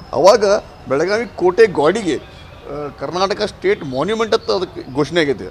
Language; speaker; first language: Kannada; native; Kannada